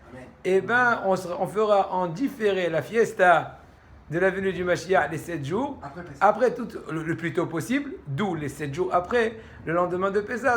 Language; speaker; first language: French; native; French